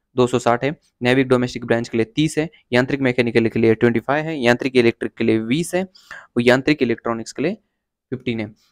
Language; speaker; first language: Hindi; non-native, local second language; Marathi